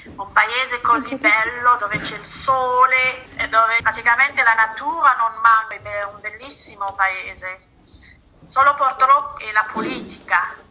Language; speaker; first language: Italian; non-native, fluent; Arabic